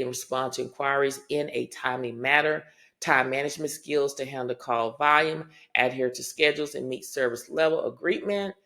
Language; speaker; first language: English; native; English